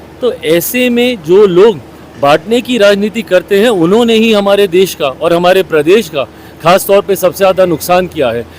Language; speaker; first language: Hindi; native; Hindi